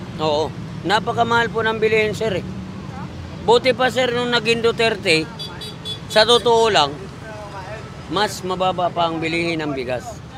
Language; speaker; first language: Filipino; native; Filipino